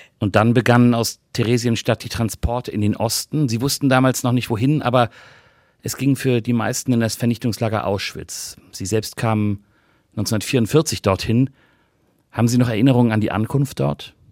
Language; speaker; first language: German; native; German